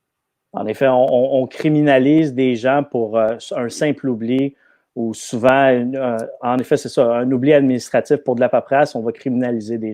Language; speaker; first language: French; native; French